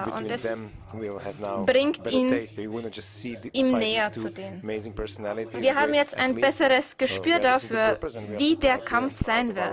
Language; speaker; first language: German; non-native, fluent; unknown